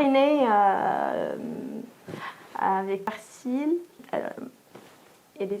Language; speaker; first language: French; non-native, local second language; Arabic